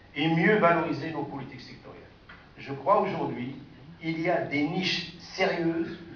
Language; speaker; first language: French; non-native, local second language; Arabic